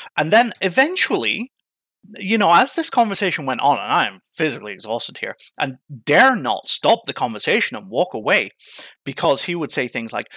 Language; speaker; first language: English; native; English